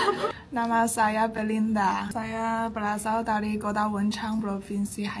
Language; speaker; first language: Indonesian; non-native, learner; Chinese